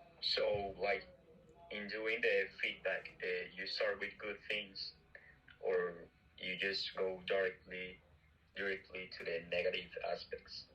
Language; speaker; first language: English; non-native, fluent; Spanish